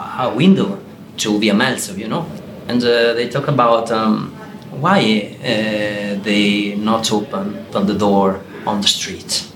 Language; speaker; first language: English; non-native, learner; Italian